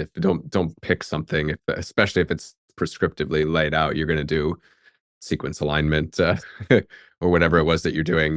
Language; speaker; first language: English; native; English